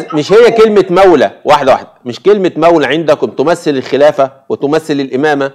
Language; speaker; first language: Arabic; native; Arabic